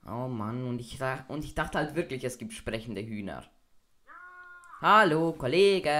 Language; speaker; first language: German; native; German